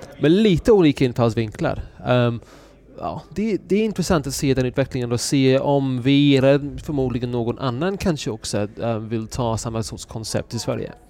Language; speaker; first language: Swedish; non-native, fluent; English